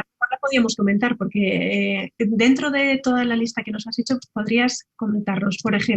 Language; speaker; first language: Spanish; native; Spanish